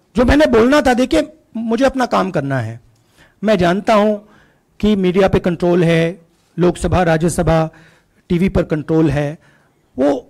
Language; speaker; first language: Hindi; native; Hindi